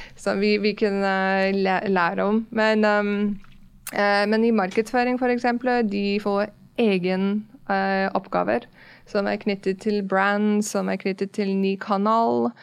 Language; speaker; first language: Norwegian; non-native, fluent; English